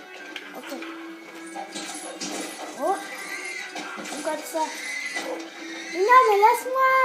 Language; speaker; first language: French; native; French